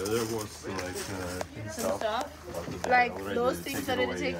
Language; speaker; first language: English; non-native, learner; Russian